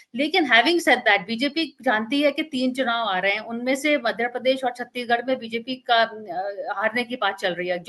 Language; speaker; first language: Hindi; native; Hindi